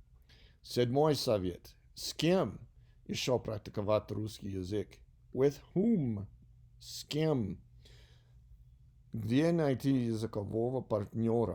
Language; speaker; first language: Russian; non-native, learner; English